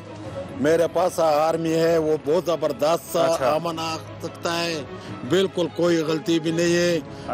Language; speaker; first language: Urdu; non-native, learner; Pashto